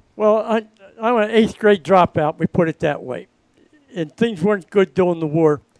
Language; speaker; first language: English; native; English